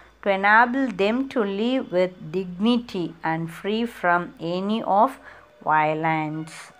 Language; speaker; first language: English; non-native, local second language; Tamil